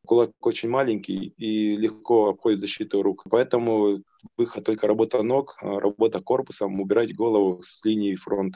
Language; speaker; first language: Russian; native; Russian